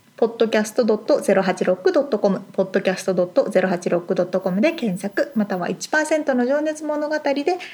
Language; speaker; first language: Japanese; native; Japanese